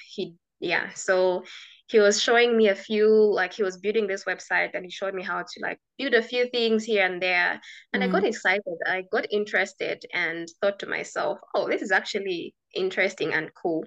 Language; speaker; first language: English; non-native, local second language; Bemba